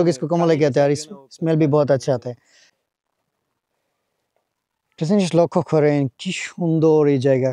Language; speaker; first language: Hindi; non-native, fluent; Bangla